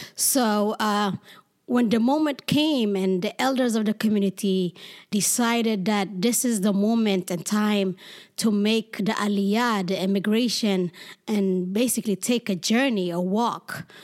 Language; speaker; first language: English; non-native, fluent; Amharic